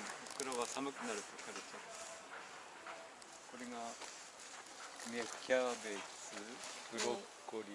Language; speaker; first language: Japanese; native; Japanese